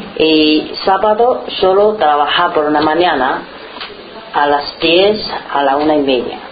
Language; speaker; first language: Spanish; non-native, learner; Chinese